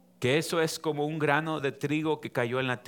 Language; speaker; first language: Spanish; native; Spanish